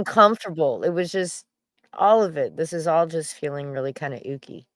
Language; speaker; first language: English; native; English